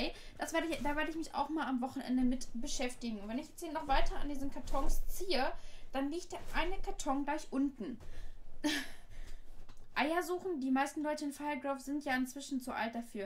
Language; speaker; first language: German; native; German